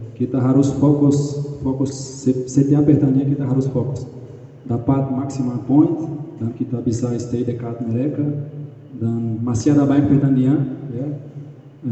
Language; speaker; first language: Indonesian; non-native, fluent; Portuguese